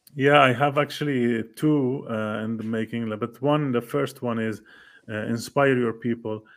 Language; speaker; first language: English; non-native, fluent; Arabic